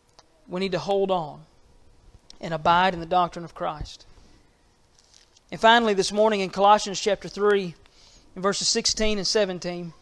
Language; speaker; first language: English; native; English